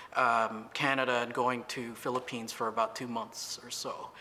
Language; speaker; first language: English; native; English